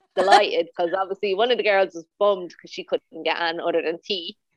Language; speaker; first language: English; native; English